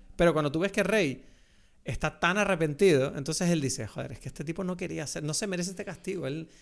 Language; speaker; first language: Spanish; native; Spanish